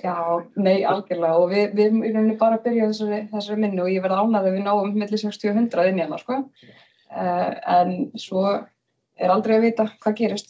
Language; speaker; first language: Icelandic; native; Icelandic